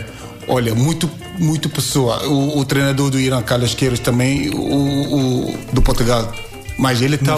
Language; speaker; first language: Portuguese; non-native, learner; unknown